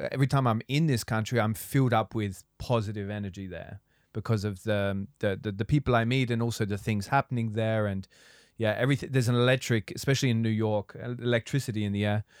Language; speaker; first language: English; native; English